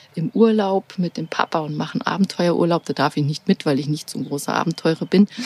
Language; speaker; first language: German; native; German